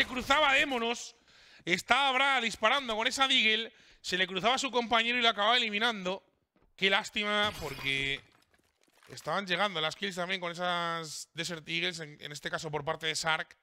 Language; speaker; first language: Spanish; native; Spanish